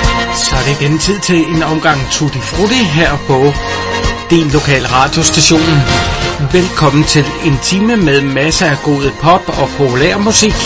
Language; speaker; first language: Danish; native; Danish